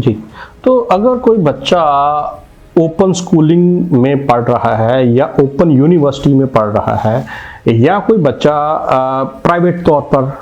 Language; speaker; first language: Hindi; non-native, local second language; Punjabi